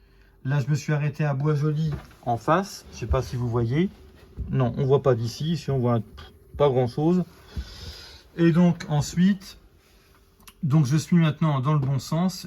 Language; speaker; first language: French; native; French